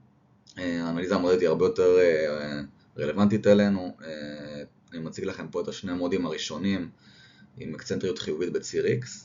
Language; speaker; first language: Hebrew; native; Hebrew